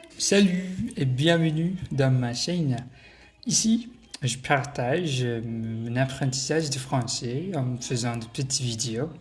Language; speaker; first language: French; non-native, learner; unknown